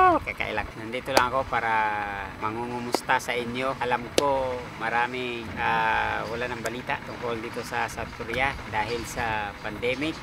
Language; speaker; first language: Filipino; native; Filipino